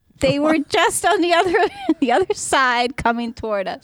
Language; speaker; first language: English; native; English